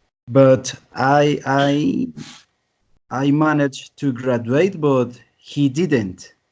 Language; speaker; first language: English; non-native, learner; Spanish